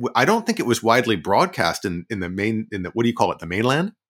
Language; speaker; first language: English; native; English